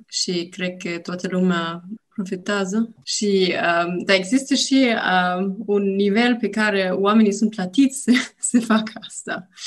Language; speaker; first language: Romanian; non-native, learner; German